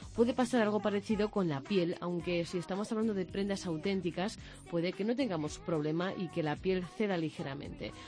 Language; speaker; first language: Spanish; native; Spanish